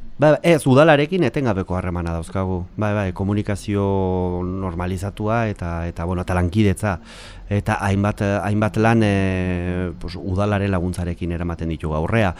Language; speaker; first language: Basque; native; Basque